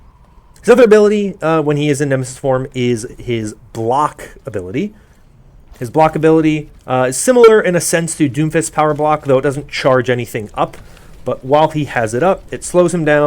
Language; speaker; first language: English; native; English